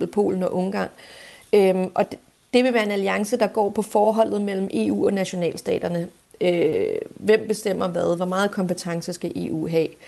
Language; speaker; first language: Danish; native; Danish